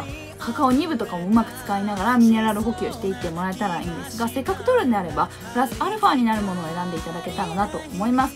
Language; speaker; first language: Japanese; native; Japanese